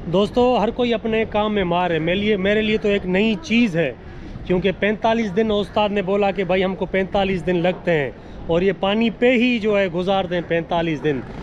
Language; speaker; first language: Urdu; non-native, local second language; Sindhi